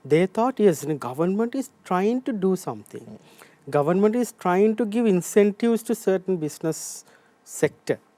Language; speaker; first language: English; non-native, local second language; Sinhala